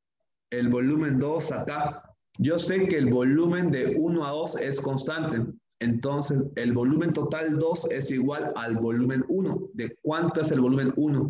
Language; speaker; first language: Spanish; native; Spanish